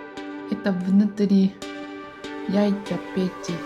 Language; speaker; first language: Russian; non-native, learner; Japanese